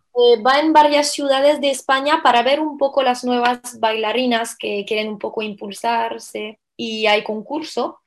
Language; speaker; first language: Spanish; non-native, fluent; French